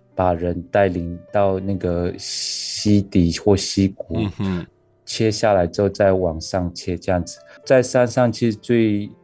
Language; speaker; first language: Chinese; non-native, local second language; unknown